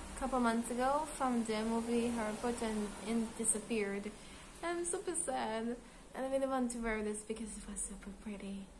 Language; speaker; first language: English; non-native, learner; Hebrew